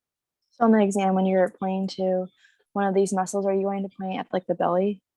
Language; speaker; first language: English; native; English